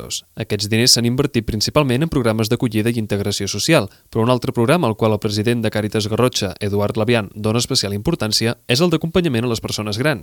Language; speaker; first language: Catalan; native; Catalan